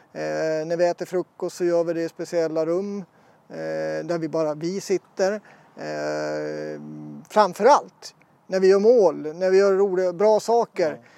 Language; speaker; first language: Swedish; native; Swedish